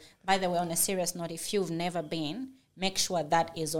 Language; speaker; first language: English; non-native, local second language; Bemba